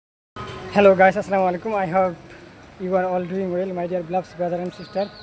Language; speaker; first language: English; non-native, learner; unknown